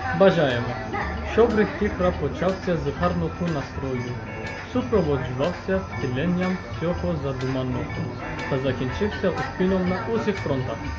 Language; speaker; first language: Ukrainian; non-native, learner; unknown